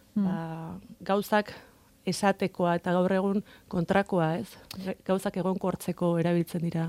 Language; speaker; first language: Basque; non-native, local second language; Spanish